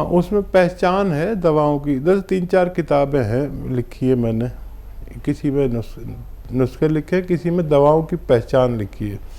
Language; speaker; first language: Hindi; native; Hindi